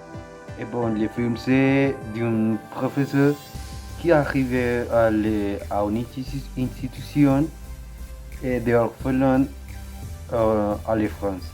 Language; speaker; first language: French; non-native, learner; Spanish